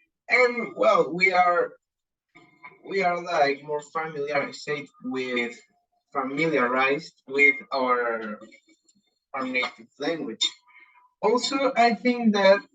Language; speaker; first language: English; non-native, learner; Spanish